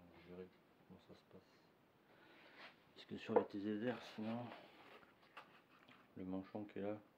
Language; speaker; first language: French; native; French